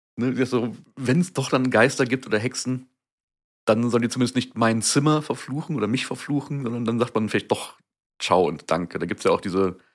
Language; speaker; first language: German; native; German